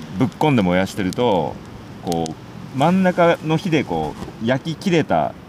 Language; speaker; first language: Japanese; native; Japanese